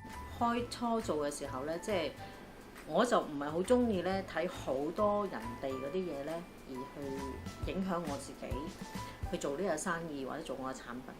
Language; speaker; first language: Cantonese; native; Cantonese